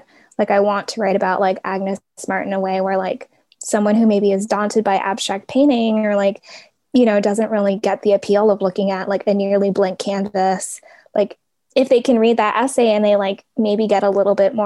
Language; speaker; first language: English; native; English